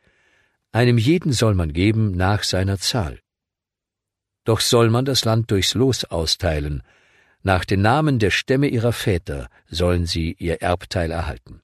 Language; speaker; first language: German; native; German